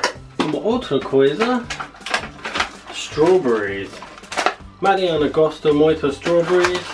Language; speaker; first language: Portuguese; non-native, learner; English